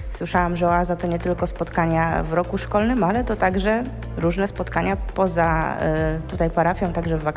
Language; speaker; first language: Polish; native; Polish